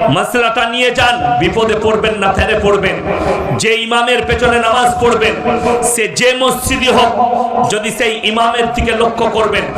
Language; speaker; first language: Bangla; native; Bangla